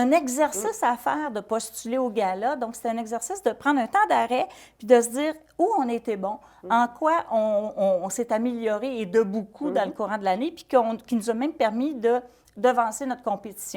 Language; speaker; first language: French; native; French